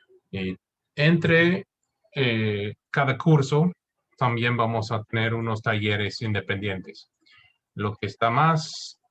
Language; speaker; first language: Spanish; non-native, fluent; English